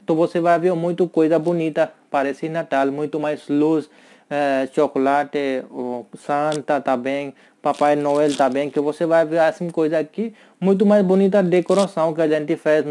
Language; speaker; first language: Portuguese; non-native, learner; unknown